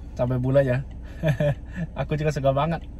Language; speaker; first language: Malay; non-native, learner; Chinese